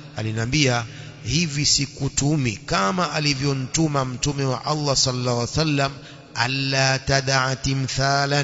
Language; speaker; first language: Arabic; non-native, fluent; Swahili